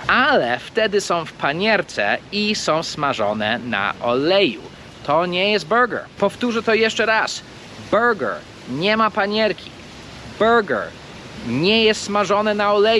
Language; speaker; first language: Polish; non-native, fluent; English